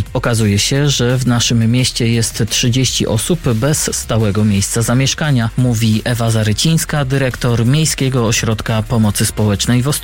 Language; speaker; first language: Polish; native; Polish